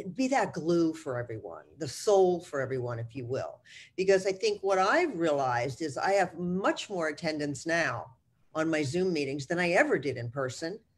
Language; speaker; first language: English; native; English